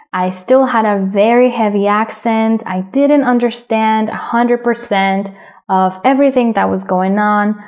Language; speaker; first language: English; early bilingual, other home language; Spanish